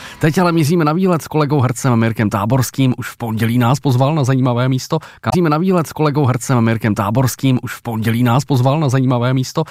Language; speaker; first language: Czech; native; Czech